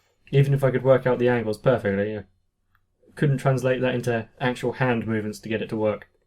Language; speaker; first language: English; native; English